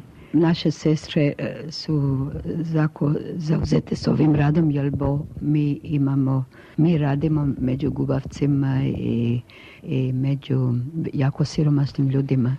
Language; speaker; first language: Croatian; non-native, local second language; Albanian